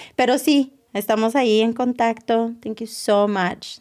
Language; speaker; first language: Spanish; early bilingual, other home language; English